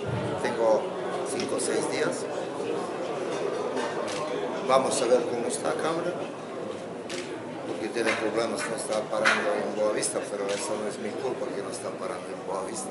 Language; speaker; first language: Spanish; non-native, fluent; Croatian